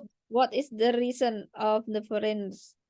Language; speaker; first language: English; non-native, learner; Indonesian